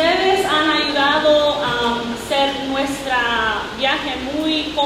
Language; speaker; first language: Spanish; non-native, learner; English